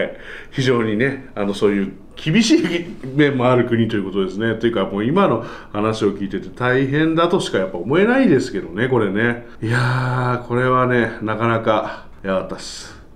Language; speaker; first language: Japanese; native; Japanese